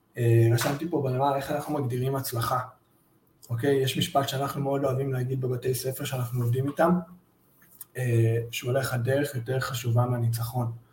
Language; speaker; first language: Hebrew; early bilingual, heritage; Hebrew